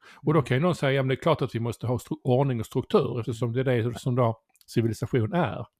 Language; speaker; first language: Swedish; native; Swedish